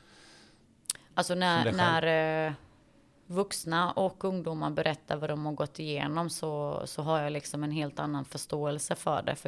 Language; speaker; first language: Swedish; early bilingual, other home language; Bosnian